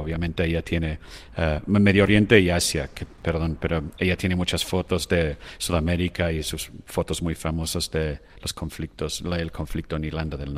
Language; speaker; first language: Spanish; non-native, fluent; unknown